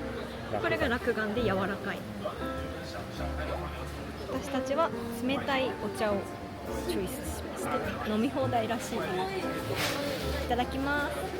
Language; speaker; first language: Japanese; native; Japanese